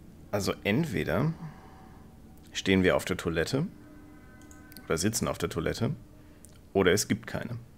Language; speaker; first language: German; native; German